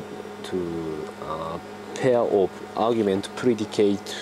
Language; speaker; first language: English; non-native, learner; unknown